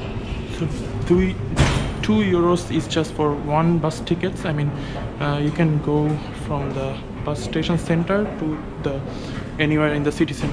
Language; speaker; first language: English; non-native, learner; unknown